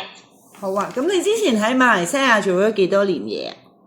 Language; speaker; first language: Cantonese; native; Cantonese